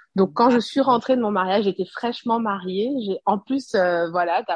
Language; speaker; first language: French; non-native, local second language; Rundi